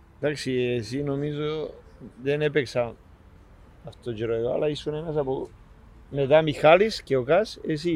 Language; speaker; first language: Greek; non-native, learner; Serbian